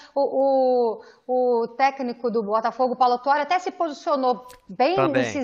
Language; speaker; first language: Portuguese; native; Portuguese